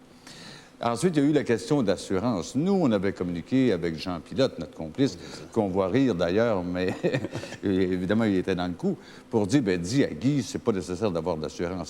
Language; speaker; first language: French; native; French